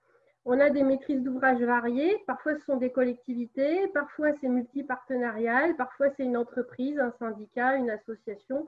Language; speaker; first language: French; native; French